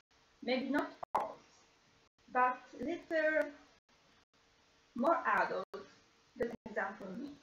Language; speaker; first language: English; non-native, learner; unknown